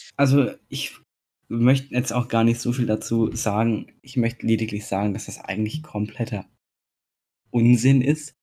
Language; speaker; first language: German; native; German